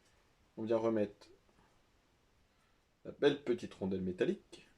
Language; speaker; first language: French; native; French